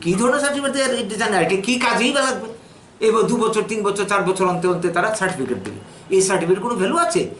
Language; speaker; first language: Bangla; native; Bangla